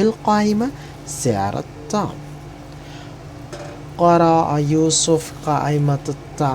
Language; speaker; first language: Arabic; non-native, fluent; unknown